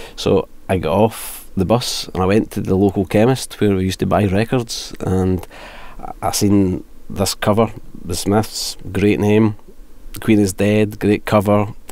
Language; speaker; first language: English; native; English